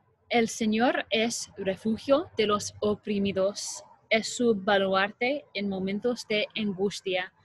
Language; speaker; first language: Spanish; non-native, fluent; English